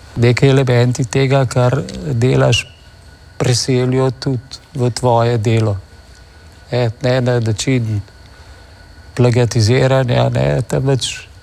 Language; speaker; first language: Slovenian; native; Slovenian